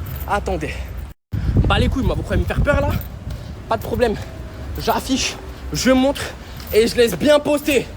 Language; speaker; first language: French; native; French